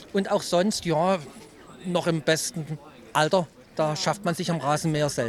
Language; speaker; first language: German; native; German